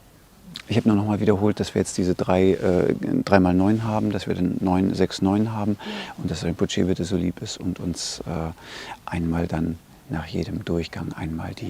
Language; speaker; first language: German; native; German